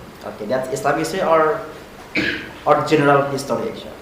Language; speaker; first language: English; non-native, fluent; Indonesian